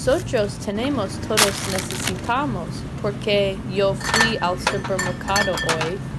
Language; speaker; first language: Spanish; non-native, learner; English